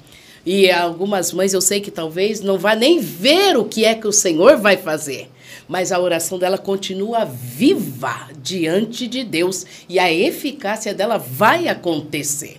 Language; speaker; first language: Portuguese; native; Portuguese